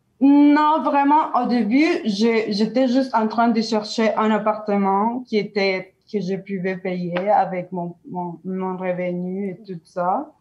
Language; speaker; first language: French; non-native, learner; Spanish